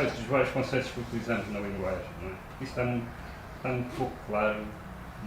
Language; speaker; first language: Portuguese; native; Portuguese